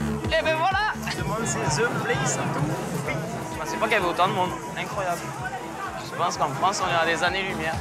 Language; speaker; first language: French; native; French